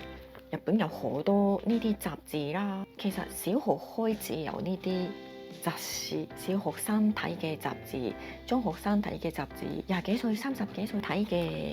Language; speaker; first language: Cantonese; non-native, fluent; Japanese